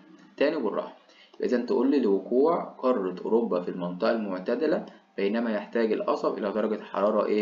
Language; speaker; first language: Arabic; native; Arabic